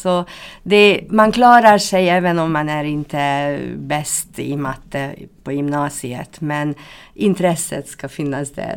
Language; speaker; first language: Swedish; non-native, fluent; Hungarian